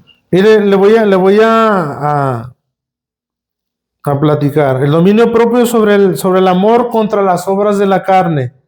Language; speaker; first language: Spanish; native; Spanish